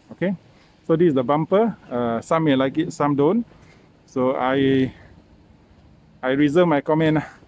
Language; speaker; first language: English; non-native, local second language; Malay